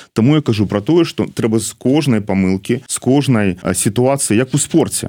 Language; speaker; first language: Belarusian; non-native, local second language; Russian